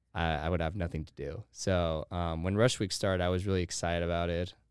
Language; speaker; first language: English; early bilingual, heritage; Spanish